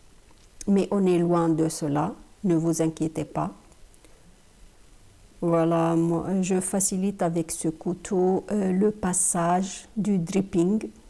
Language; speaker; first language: French; non-native, fluent; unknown